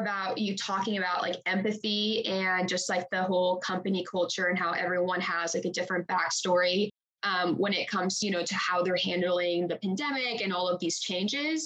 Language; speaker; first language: English; native; English